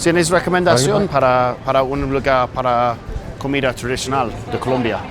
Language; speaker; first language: Spanish; non-native, learner; English